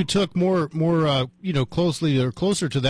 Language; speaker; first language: English; native; English